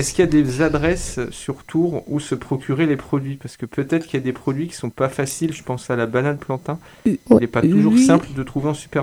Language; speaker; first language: French; native; French